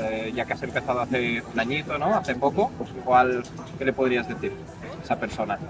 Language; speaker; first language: Spanish; native; Spanish